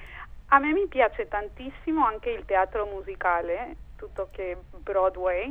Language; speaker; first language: Italian; non-native, fluent; Spanish